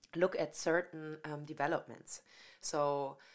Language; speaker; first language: English; non-native, fluent; German